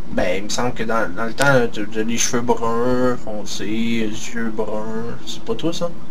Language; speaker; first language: French; native; French